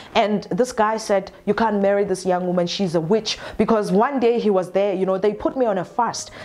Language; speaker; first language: English; non-native, local second language; Northern Sotho